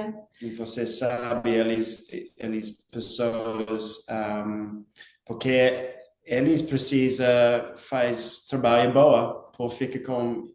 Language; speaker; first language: Portuguese; non-native, learner; English